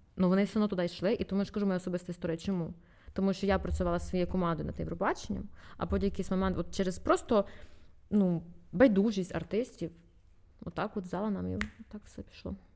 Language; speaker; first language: Ukrainian; non-native, local second language; Russian